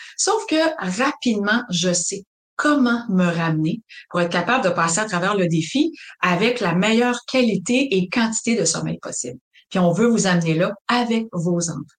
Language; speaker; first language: French; native; French